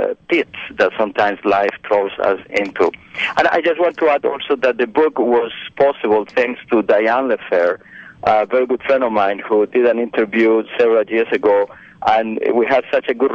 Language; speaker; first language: English; non-native, fluent; Spanish